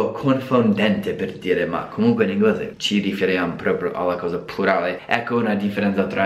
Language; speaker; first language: Italian; non-native, fluent; English